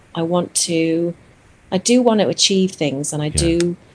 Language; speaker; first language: English; non-native, fluent; Greek